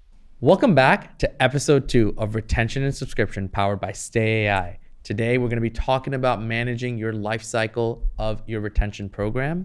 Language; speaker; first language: English; native; English